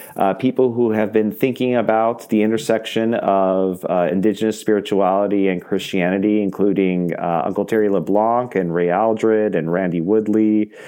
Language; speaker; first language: English; native; English